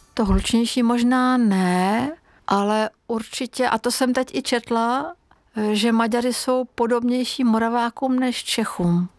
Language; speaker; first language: Czech; non-native, fluent; Hungarian